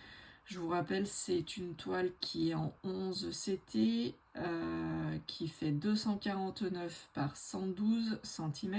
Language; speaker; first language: French; native; French